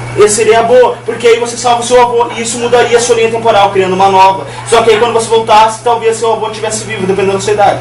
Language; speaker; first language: Portuguese; native; Portuguese